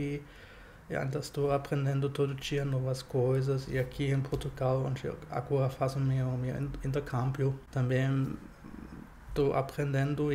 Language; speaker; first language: Portuguese; non-native, fluent; German